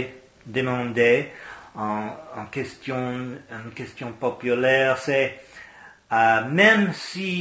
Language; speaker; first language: French; non-native, learner; English